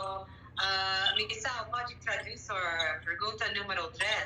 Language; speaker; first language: Portuguese; non-native, learner; English